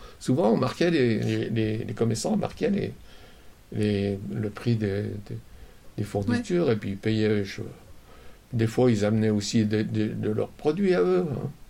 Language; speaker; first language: French; native; French